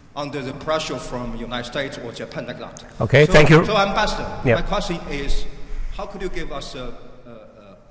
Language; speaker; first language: English; non-native, fluent; Chinese